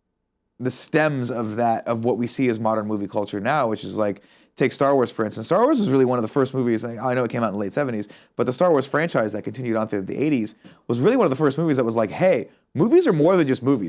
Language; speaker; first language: English; native; English